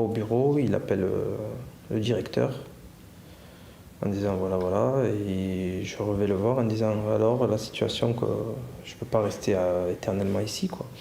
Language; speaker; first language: French; native; French